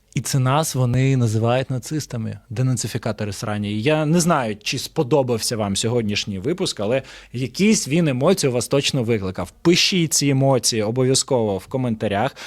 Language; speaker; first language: Ukrainian; non-native, local second language; Russian